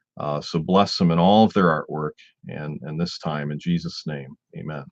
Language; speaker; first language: English; native; English